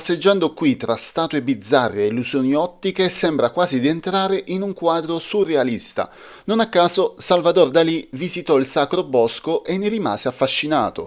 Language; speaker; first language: Italian; native; Italian